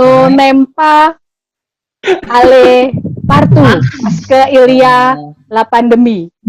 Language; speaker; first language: French; non-native, learner; Indonesian